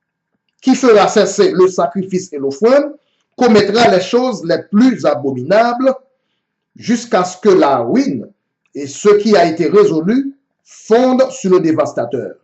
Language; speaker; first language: French; non-native, local second language; Haitian Creole